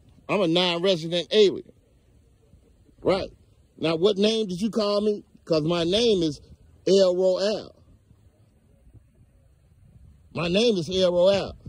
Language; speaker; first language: English; native; English